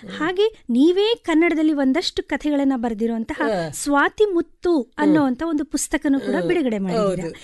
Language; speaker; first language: Kannada; native; Kannada